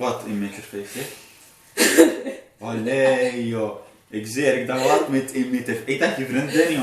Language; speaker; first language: Dutch; early bilingual, other home language; Arabic